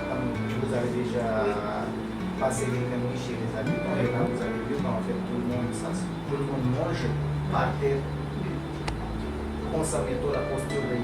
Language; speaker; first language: French; non-native, learner; Hindi